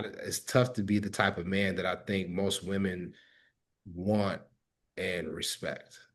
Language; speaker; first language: English; native; English